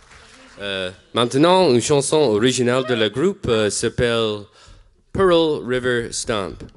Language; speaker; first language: French; non-native, learner; English